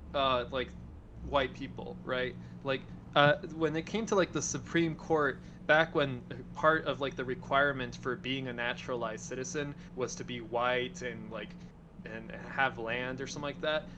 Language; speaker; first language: English; early bilingual, other home language; Spanish